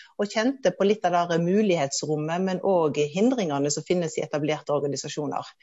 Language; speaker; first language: Norwegian; native; Norwegian